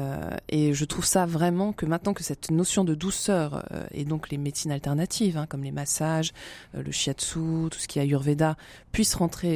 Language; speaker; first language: French; native; French